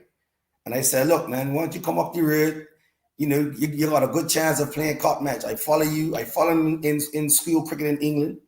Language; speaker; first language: English; native; English